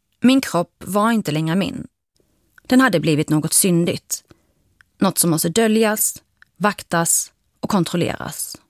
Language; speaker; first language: Swedish; early bilingual, other home language; Arabic